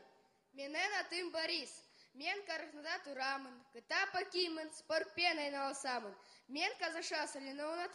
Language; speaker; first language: Kazakh; non-native, local second language; Russian